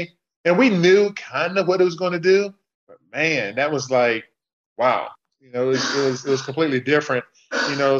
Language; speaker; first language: English; native; English